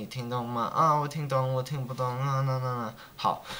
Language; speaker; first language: Chinese; non-native, learner; English